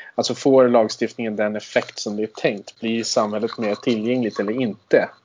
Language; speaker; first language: Swedish; non-native, fluent; English